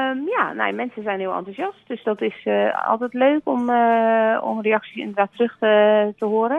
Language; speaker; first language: Dutch; native; Dutch